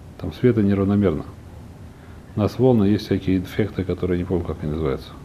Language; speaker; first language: Russian; early bilingual, heritage; Russian